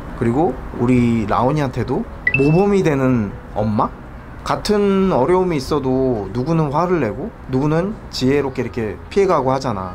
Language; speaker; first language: Korean; native; Korean